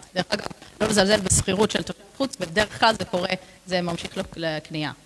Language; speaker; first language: Hebrew; non-native, fluent; English